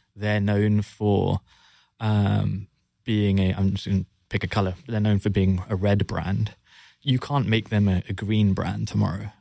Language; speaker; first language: English; native; English